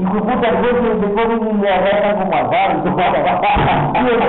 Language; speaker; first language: Spanish; native; Spanish